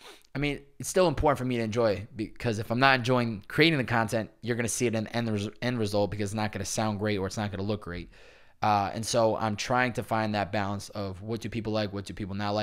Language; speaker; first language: English; native; English